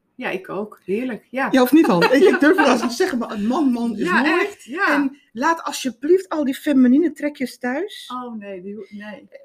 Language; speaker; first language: Dutch; non-native, fluent; Afrikaans